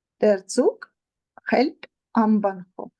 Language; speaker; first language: German; non-native, learner; Ukrainian